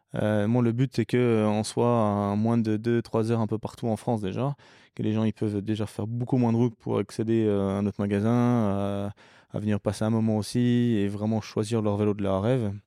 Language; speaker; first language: French; early bilingual, other home language; English